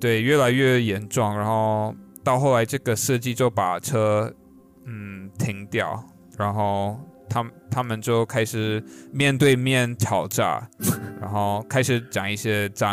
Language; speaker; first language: Chinese; non-native, fluent; English